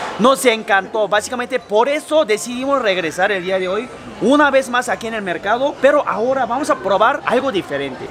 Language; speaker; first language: Spanish; non-native, fluent; Korean